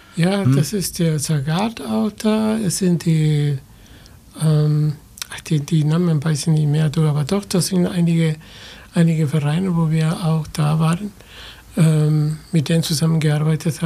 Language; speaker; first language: German; non-native, fluent; Spanish